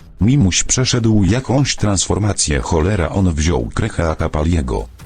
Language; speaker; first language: Polish; native; Polish